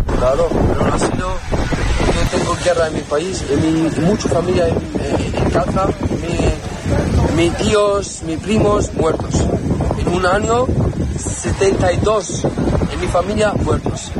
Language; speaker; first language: Spanish; non-native, learner; Arabic